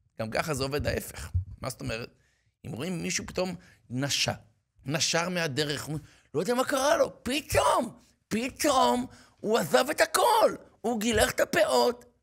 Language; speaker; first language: Hebrew; native; Hebrew